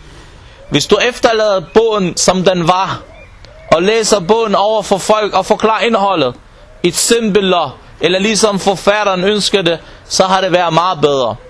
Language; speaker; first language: Danish; non-native, local second language; Arabic